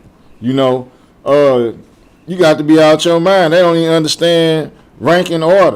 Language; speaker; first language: English; native; English